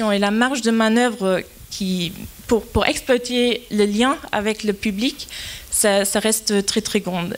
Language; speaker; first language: French; non-native, fluent; German